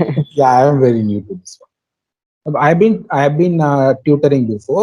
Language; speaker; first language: English; non-native, local second language; Tamil